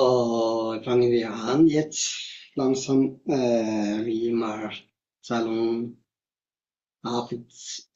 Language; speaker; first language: German; non-native, fluent; Tibetan